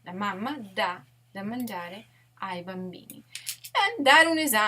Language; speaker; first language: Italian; non-native, fluent; English